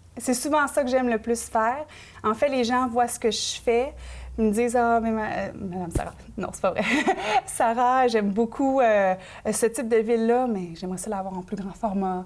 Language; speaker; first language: French; native; French